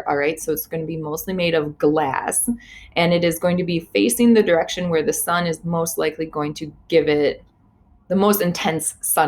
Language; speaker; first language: English; native; English